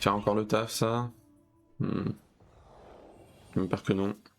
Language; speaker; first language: French; native; French